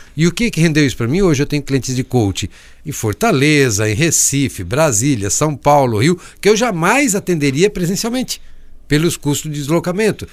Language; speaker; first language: Portuguese; native; Portuguese